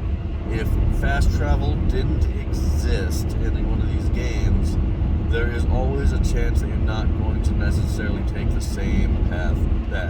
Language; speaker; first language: English; native; English